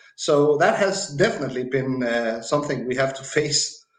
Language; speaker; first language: English; non-native, fluent; Danish